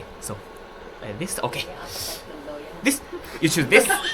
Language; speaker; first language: English; non-native, learner; Japanese